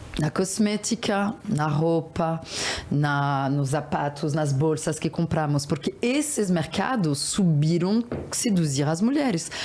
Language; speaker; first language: Portuguese; non-native, fluent; French